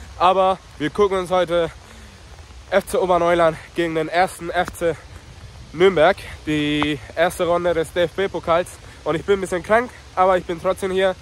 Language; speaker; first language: German; early bilingual, other home language; Spanish